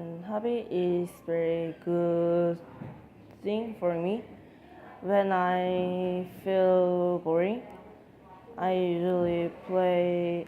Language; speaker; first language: English; non-native, learner; Korean